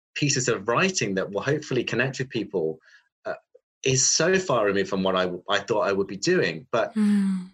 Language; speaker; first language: English; native; English